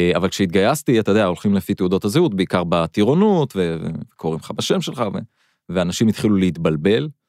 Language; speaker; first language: Hebrew; non-native, local second language; Arabic